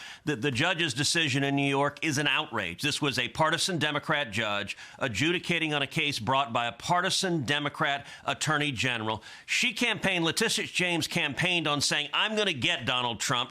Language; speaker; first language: English; native; English